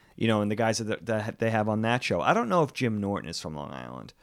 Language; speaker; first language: English; native; English